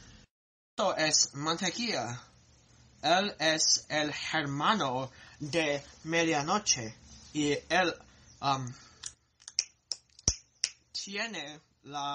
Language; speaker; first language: Spanish; non-native, learner; English